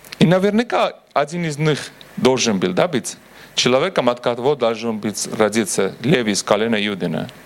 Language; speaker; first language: Russian; non-native, local second language; Armenian